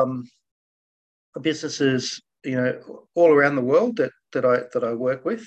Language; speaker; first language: English; native; English